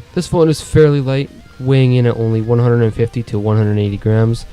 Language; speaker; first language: English; native; English